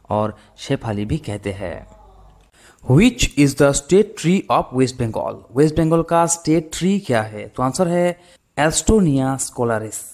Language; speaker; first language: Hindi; non-native, local second language; Bangla